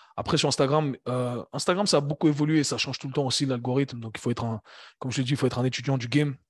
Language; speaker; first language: French; native; French